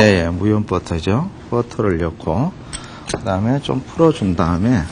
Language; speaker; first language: Korean; native; Korean